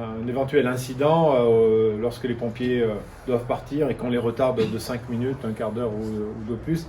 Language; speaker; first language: French; native; French